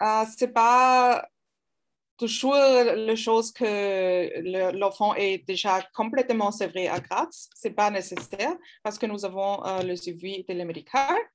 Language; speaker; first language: French; non-native, fluent; German